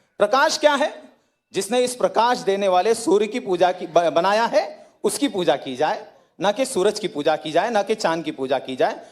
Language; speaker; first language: Hindi; native; Hindi